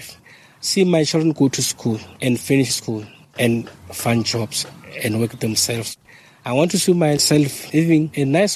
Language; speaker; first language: English; non-native, local second language; Northern Sotho